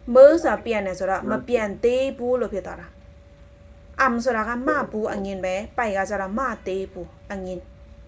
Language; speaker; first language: Burmese; non-native, local second language; Shan